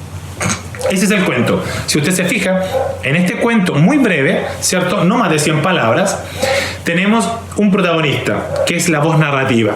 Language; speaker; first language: Spanish; native; Spanish